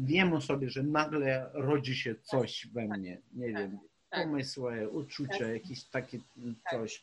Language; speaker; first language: Polish; non-native, fluent; Ukrainian